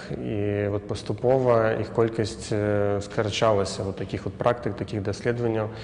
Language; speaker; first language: Belarusian; native; Belarusian